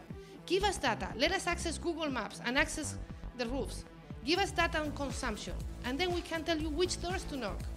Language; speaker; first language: English; non-native, fluent; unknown